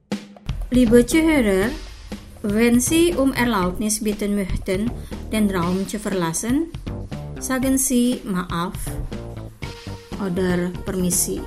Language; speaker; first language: German; non-native, fluent; Indonesian